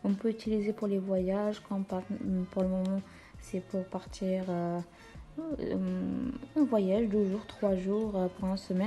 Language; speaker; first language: French; non-native, fluent; Arabic